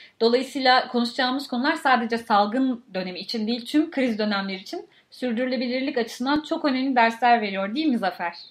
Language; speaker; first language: Turkish; native; Turkish